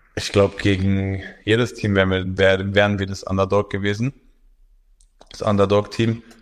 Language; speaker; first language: German; native; German